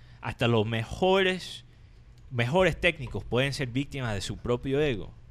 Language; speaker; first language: Spanish; non-native, fluent; English